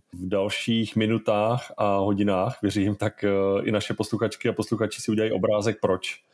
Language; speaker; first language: Czech; native; Czech